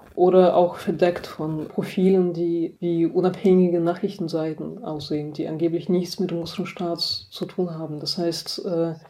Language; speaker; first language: German; non-native, fluent; Russian